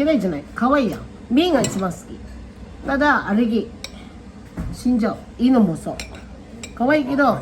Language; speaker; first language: Japanese; non-native, fluent; Filipino